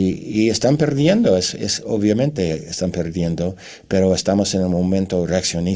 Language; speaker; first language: Spanish; non-native, fluent; English